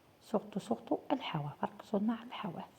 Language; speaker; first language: Arabic; native; Arabic